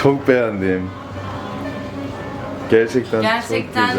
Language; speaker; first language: Turkish; non-native, learner; Korean